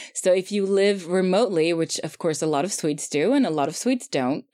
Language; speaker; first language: English; non-native, fluent; Swedish